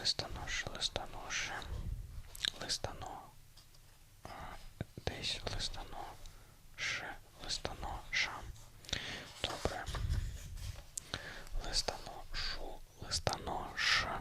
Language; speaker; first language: Ukrainian; non-native, learner; Russian